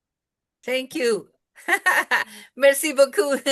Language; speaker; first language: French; non-native, learner; Spanish